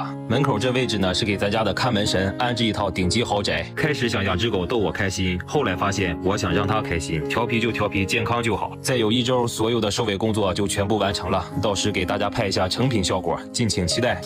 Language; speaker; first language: Chinese; native; Chinese